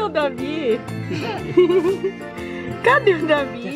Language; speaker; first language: Portuguese; native; Portuguese